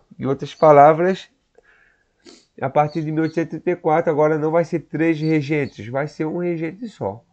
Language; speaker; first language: Portuguese; native; Portuguese